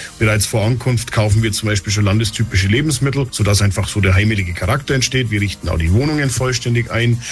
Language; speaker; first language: German; native; German